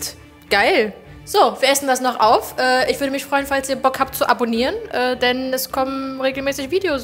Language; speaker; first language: German; native; German